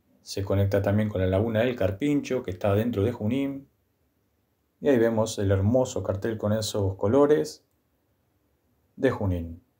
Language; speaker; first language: Spanish; native; Spanish